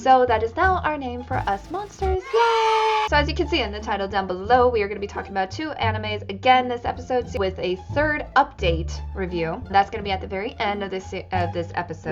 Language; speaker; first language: English; native; English